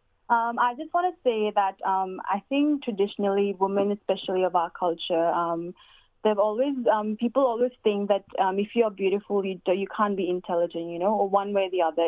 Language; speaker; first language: English; early bilingual, other home language; Hindi